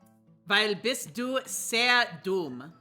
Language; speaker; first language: German; non-native, learner; English